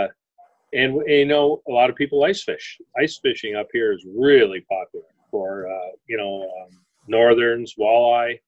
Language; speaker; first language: English; native; English